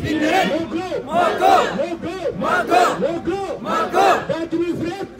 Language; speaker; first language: Norwegian; non-native, learner; Oromo